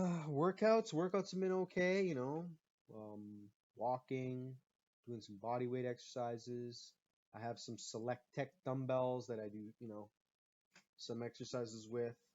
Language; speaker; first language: English; native; English